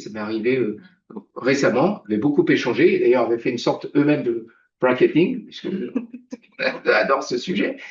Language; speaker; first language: French; native; French